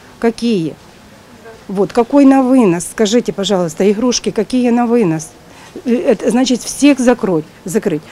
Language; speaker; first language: Russian; native; Russian